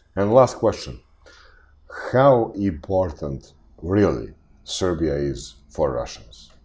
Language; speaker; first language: English; non-native, fluent; Serbian